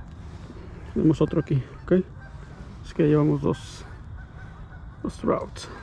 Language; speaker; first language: Spanish; early bilingual, heritage; Spanish